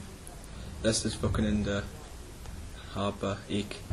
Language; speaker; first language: German; non-native, learner; English